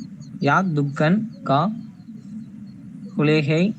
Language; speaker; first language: Hindi; non-native, learner; Tamil